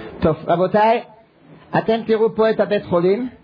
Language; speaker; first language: Hebrew; non-native, fluent; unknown